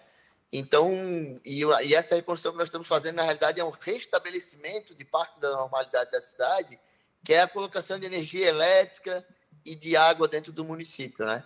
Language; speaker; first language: Portuguese; native; Portuguese